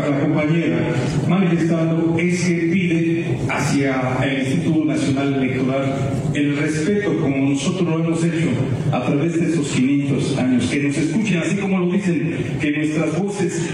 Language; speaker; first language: Spanish; non-native, local second language; Tzeltal